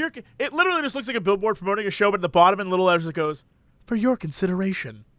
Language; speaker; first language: English; native; English